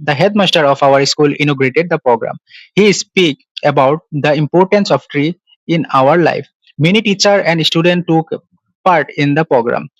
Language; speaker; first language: English; non-native, local second language; Assamese